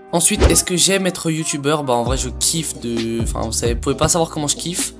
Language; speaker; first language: French; native; French